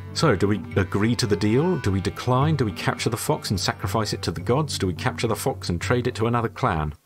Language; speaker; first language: English; native; English